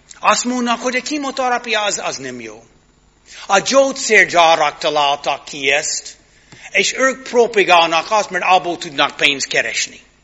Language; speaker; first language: Hungarian; non-native, fluent; English